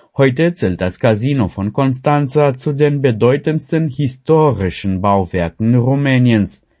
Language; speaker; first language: German; non-native, fluent; Romanian